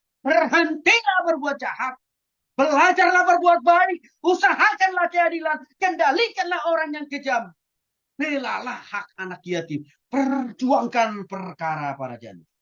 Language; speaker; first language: Indonesian; non-native, local second language; Batak Toba